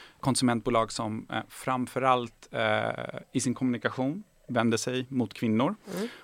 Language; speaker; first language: Swedish; early bilingual, other home language; Persian